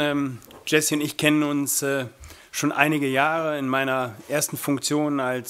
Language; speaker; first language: German; native; German